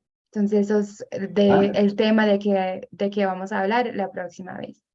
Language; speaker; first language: Spanish; non-native, fluent; English